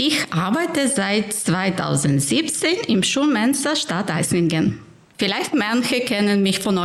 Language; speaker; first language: German; non-native, fluent; Ukrainian